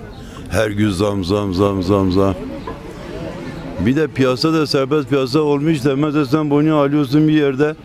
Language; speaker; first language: Turkish; non-native, local second language; Kurdish